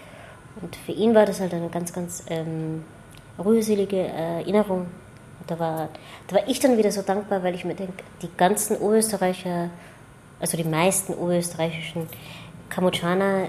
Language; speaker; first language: German; early bilingual, other home language; Khmer